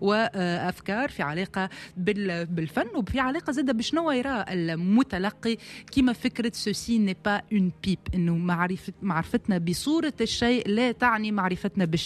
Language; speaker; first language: Arabic; native; Arabic